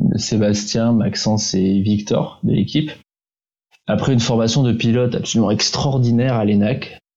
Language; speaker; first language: French; early bilingual, heritage; Czech